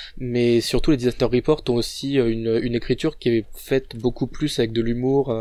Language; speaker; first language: French; native; French